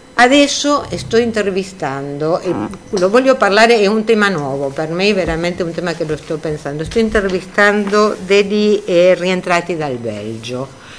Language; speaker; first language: Italian; non-native, fluent; Spanish